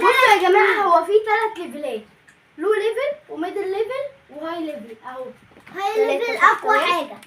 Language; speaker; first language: Arabic; native; Arabic